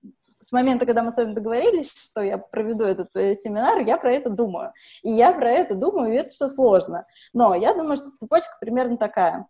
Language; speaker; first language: Russian; native; Russian